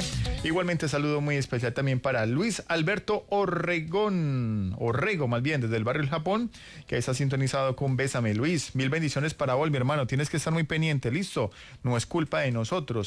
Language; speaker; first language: Spanish; native; Spanish